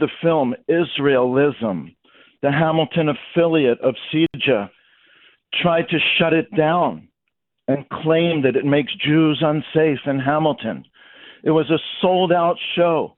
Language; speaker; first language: English; native; English